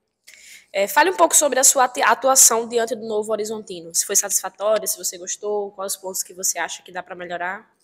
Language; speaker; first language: Portuguese; native; Portuguese